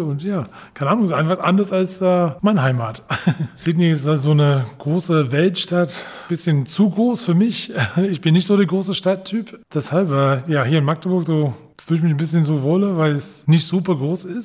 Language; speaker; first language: German; non-native, fluent; English